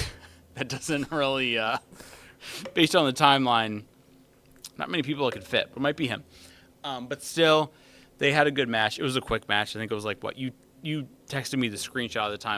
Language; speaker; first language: English; native; English